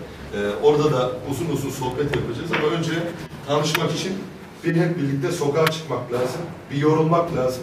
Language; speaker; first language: Turkish; native; Turkish